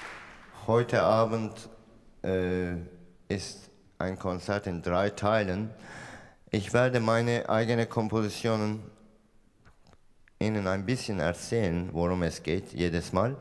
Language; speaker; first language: German; non-native, fluent; Turkish